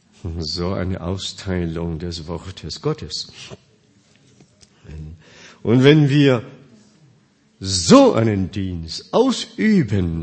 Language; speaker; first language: German; non-native, fluent; Korean